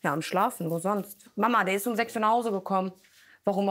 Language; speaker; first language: German; native; German